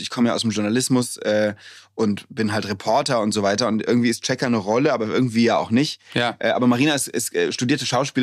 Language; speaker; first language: German; native; German